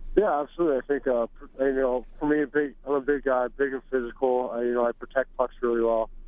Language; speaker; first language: English; native; English